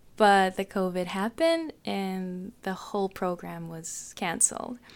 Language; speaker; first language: English; non-native, fluent; Japanese